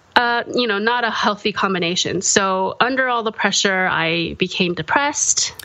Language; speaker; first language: English; early bilingual, other home language; Korean